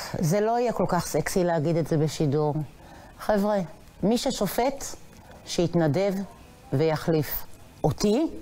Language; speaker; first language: Hebrew; native; Hebrew